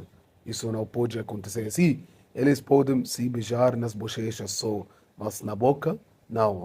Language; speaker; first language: Portuguese; non-native, fluent; Arabic